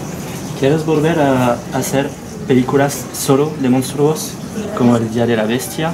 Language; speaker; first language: Spanish; non-native, learner; French